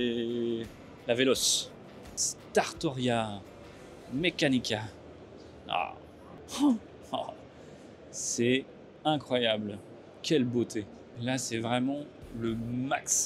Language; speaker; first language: French; native; French